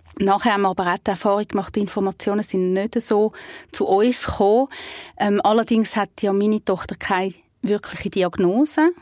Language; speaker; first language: German; native; German